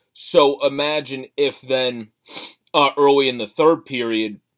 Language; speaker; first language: English; native; English